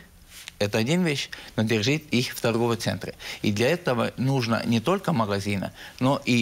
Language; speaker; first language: Russian; non-native, local second language; Estonian